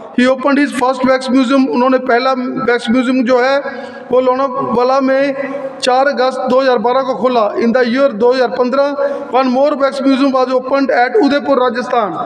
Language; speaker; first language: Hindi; non-native, local second language; Punjabi